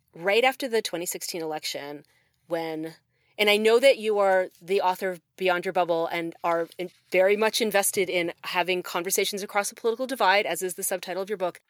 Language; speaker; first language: English; native; English